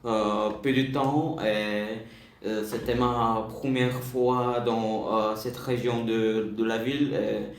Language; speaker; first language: French; non-native, learner; Bulgarian